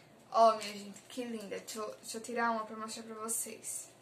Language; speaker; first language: Portuguese; native; Portuguese